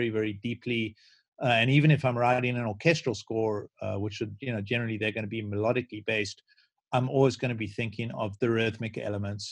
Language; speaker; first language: English; native; English